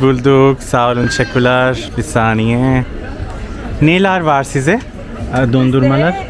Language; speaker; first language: Turkish; non-native, learner; Urdu